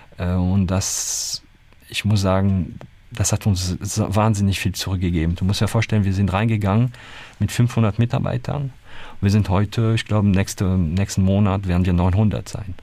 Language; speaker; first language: German; non-native, fluent; French